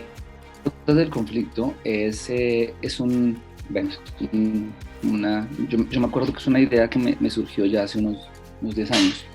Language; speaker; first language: Spanish; native; Spanish